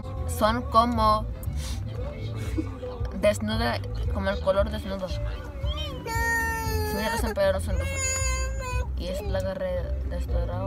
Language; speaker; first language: Spanish; early bilingual, heritage; Spanish